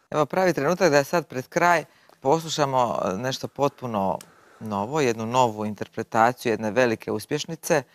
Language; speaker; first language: Croatian; native; Croatian